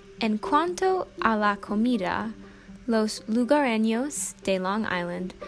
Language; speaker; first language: Spanish; non-native, learner; English